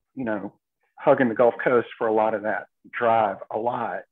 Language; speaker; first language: English; native; English